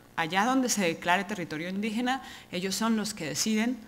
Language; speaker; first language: Spanish; native; Spanish